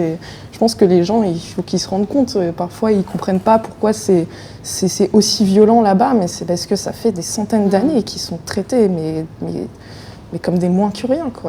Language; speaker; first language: French; native; French